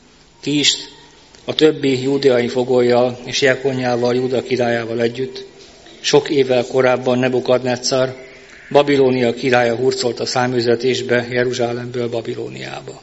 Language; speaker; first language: Hungarian; native; Hungarian